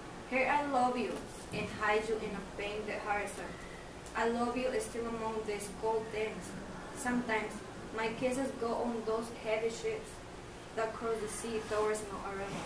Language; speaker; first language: English; non-native, learner; Spanish